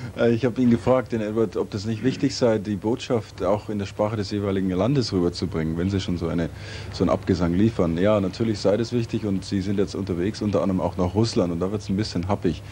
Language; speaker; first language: German; native; German